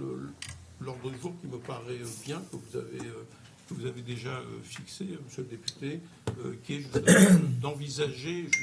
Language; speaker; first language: French; native; French